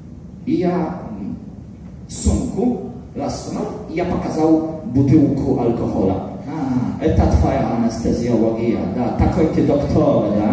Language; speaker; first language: Russian; non-native, learner; Polish